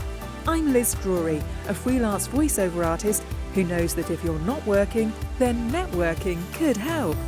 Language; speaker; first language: English; native; English